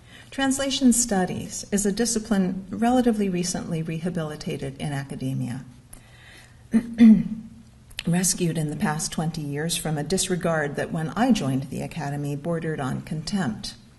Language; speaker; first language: English; native; English